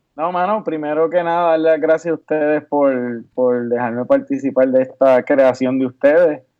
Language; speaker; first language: Spanish; native; Spanish